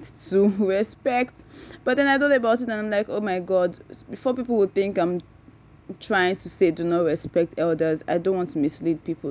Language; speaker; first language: English; non-native, local second language; Yoruba